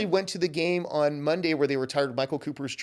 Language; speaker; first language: English; native; English